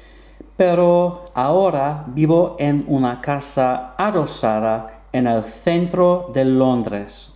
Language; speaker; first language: Spanish; non-native, fluent; English